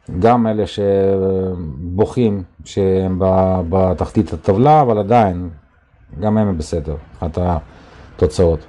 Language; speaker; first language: Hebrew; non-native, fluent; Russian